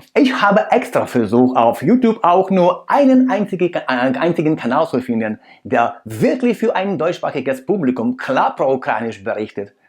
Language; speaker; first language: German; non-native, fluent; Russian